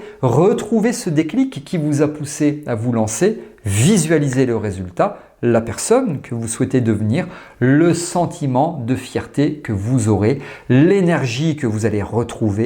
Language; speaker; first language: French; native; French